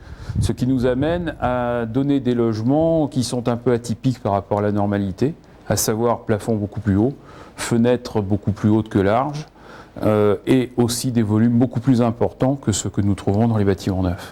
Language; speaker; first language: French; native; French